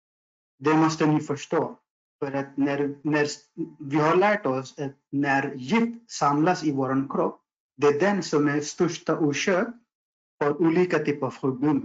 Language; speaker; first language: Swedish; non-native, fluent; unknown